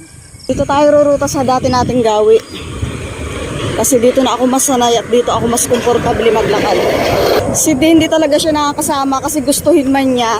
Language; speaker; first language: Filipino; native; Filipino